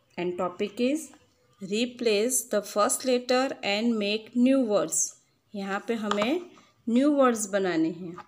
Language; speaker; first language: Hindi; non-native, local second language; Gujarati